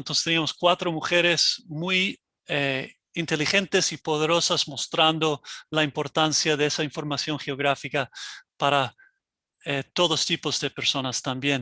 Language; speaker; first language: Spanish; non-native, fluent; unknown